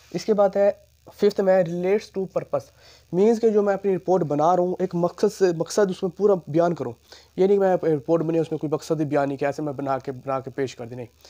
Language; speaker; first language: Urdu; non-native, local second language; Punjabi